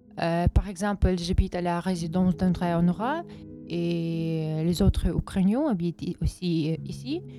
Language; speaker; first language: French; non-native, fluent; Ukrainian